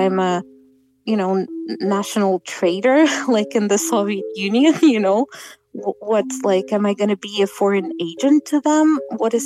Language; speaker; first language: English; non-native, fluent; Russian